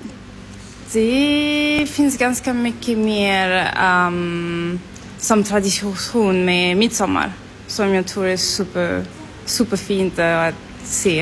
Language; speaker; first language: Swedish; non-native, fluent; French